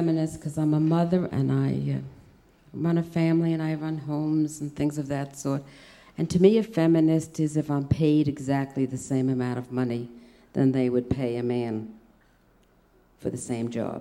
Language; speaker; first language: English; early bilingual, other home language; German